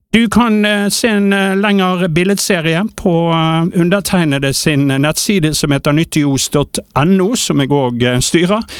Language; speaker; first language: Norwegian; native; Norwegian